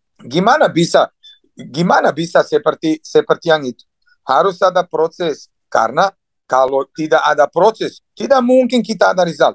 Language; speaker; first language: Indonesian; non-native, fluent; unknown